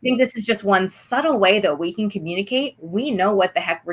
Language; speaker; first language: English; native; English